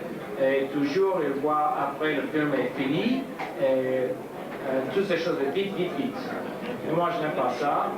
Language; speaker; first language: French; non-native, learner; English